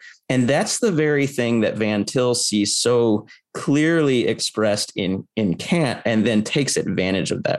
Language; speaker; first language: English; native; English